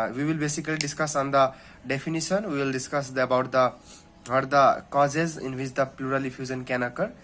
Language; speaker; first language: English; non-native, local second language; Nepali